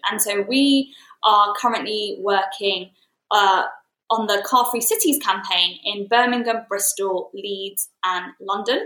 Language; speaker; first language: English; native; English